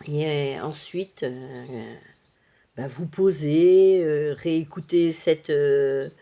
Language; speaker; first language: French; native; French